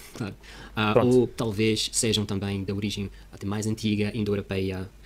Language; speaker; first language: Portuguese; non-native, fluent; Russian